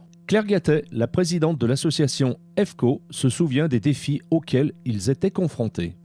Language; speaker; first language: French; native; French